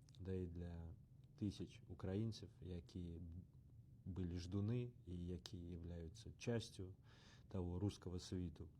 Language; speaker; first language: Ukrainian; non-native, learner; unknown